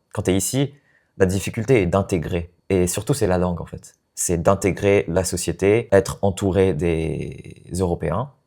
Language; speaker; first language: French; non-native, fluent; Chinese